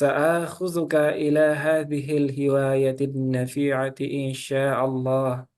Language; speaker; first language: Arabic; non-native, learner; Indonesian